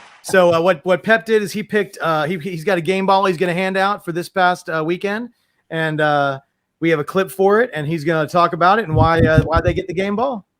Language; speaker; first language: English; native; English